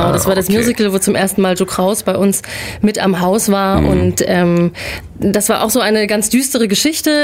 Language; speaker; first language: German; native; German